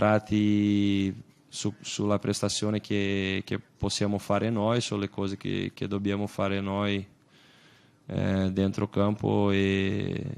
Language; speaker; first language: Italian; non-native, fluent; Portuguese